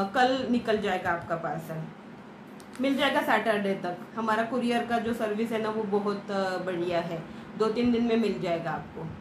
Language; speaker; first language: Hindi; non-native, local second language; Marathi